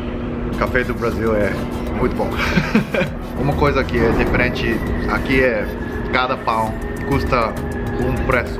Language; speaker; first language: Portuguese; non-native, learner; Korean